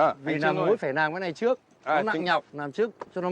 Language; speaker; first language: Vietnamese; native; Vietnamese